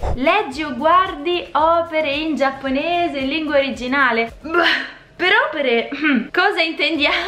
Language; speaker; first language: Italian; native; Italian